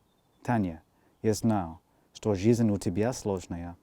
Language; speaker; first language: Russian; non-native, learner; English